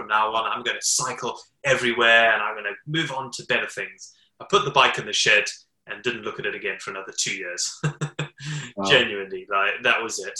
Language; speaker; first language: English; native; English